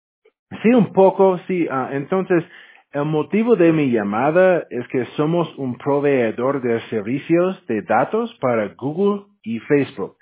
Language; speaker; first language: Spanish; non-native, fluent; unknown